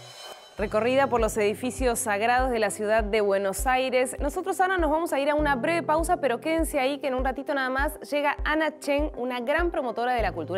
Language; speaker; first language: Spanish; native; Spanish